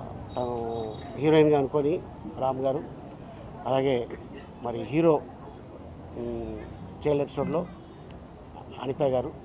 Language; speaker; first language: Telugu; native; Telugu